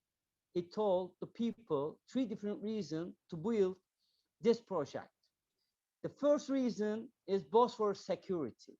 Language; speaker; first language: English; non-native, learner; Turkish